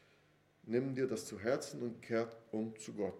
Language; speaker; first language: German; non-native, fluent; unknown